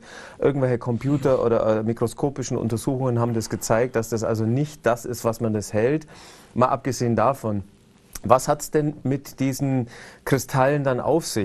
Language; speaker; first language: German; native; German